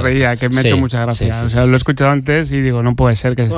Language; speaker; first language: Spanish; native; Spanish